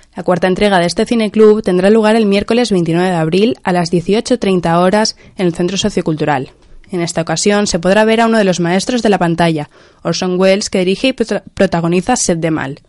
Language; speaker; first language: Spanish; non-native, local second language; Catalan